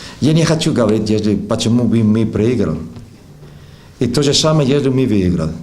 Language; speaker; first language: Russian; non-native, learner; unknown